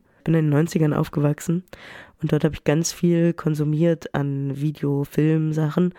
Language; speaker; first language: German; early bilingual, other home language; French